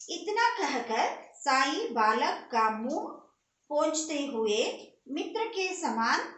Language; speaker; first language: Hindi; non-native, local second language; Kannada